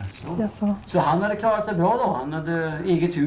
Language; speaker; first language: Swedish; native; Swedish